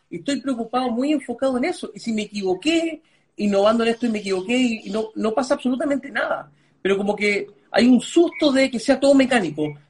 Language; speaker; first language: Spanish; early bilingual, other home language; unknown